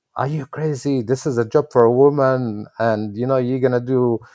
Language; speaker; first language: English; non-native, fluent; Arabic